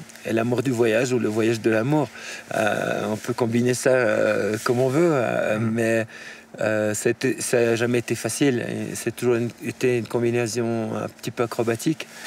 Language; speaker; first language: French; native; French